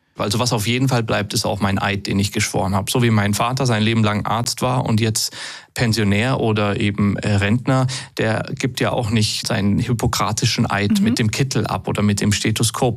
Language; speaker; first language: German; native; German